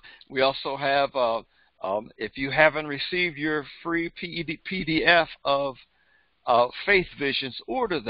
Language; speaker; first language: English; native; English